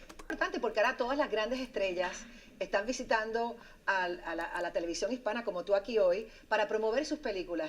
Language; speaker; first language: Spanish; native; Spanish